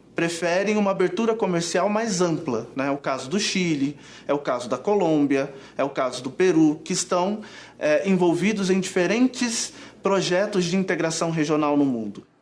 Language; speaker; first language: Portuguese; native; Portuguese